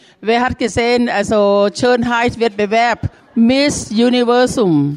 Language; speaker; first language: German; non-native, learner; Thai